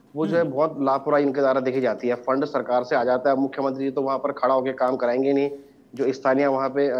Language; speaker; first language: Hindi; native; Hindi